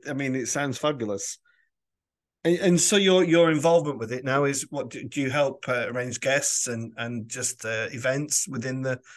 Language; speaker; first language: English; native; English